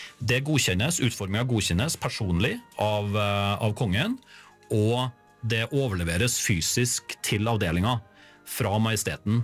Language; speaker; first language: Norwegian; native; Norwegian